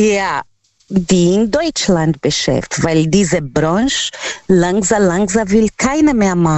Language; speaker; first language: German; non-native, learner; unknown